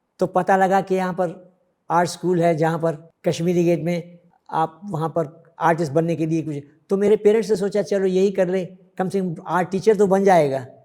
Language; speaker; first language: Hindi; early bilingual, other home language; Sindhi